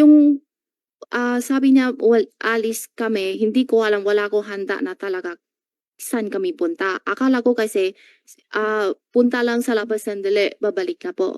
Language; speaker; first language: Filipino; non-native, learner; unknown